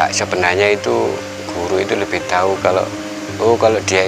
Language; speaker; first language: Indonesian; native; Indonesian